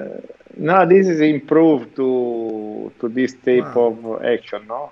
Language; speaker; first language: English; non-native, learner; Italian